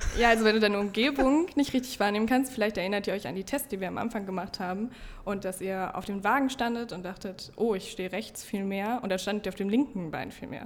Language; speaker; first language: German; native; German